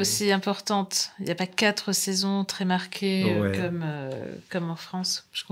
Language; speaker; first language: French; native; French